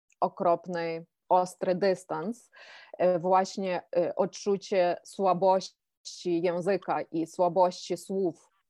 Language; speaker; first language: Polish; non-native, fluent; Ukrainian